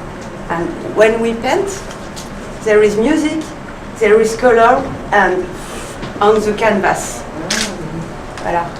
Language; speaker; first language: English; non-native, learner; French